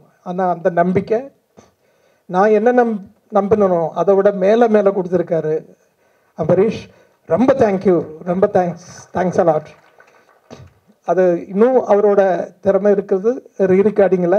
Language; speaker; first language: Tamil; non-native, fluent; Malayalam